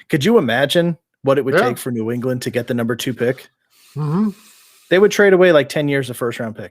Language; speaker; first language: English; native; English